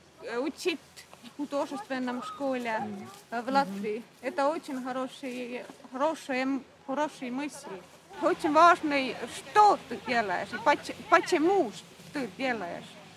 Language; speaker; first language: Russian; non-native, fluent; Latvian